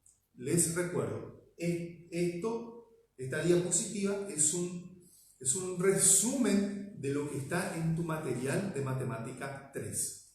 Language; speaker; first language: Spanish; native; Spanish